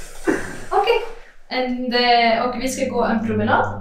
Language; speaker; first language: Swedish; non-native, fluent; Russian